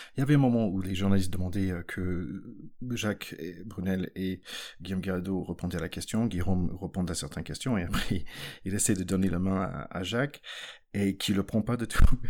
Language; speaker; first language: French; non-native, fluent; English